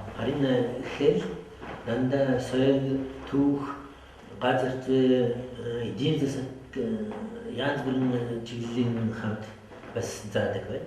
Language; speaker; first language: Mongolian; non-native, fluent; French